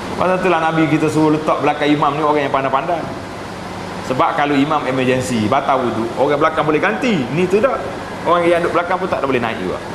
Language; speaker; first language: Malay; native; Malay